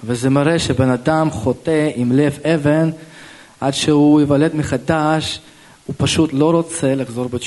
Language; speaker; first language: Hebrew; non-native, local second language; Russian